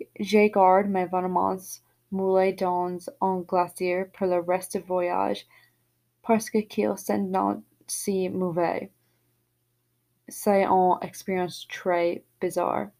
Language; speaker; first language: French; non-native, learner; English